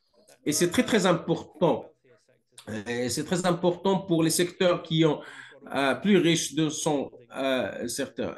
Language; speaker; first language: French; non-native, fluent; English